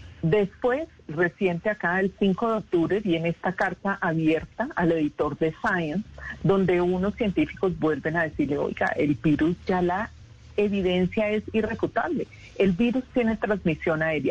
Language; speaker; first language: Spanish; native; Spanish